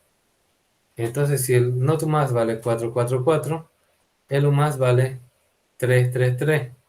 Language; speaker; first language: Spanish; native; Spanish